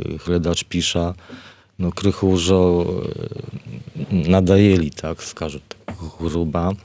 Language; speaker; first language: Polish; non-native, learner; Belarusian